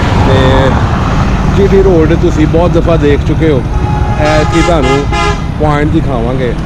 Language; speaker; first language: Punjabi; non-native, local second language; Urdu